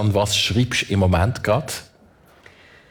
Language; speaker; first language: German; native; German